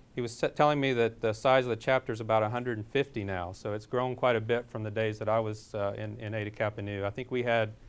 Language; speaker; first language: English; native; English